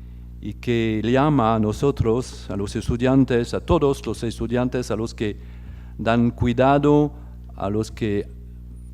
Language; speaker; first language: Spanish; non-native, fluent; French